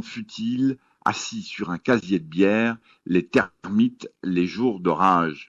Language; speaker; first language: French; native; French